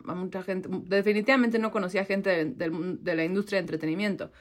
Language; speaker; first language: Spanish; native; Spanish